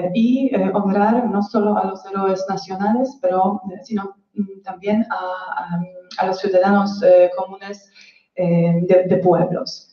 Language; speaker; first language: Spanish; non-native, fluent; Polish